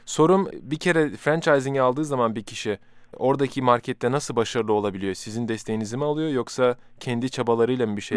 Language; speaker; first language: Turkish; native; Turkish